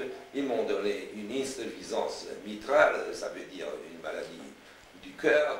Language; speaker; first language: French; non-native, fluent; Romanian